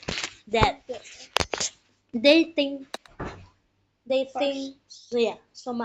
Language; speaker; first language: English; non-native, fluent; Indonesian